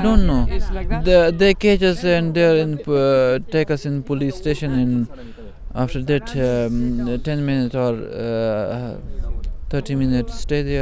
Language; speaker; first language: English; non-native, learner; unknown